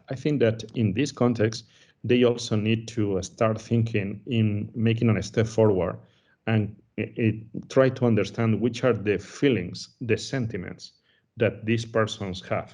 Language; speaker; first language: English; non-native, fluent; Spanish